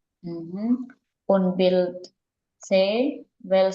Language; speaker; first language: German; non-native, learner; Indonesian